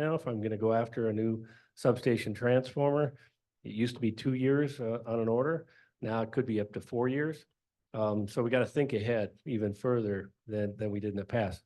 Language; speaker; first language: English; native; English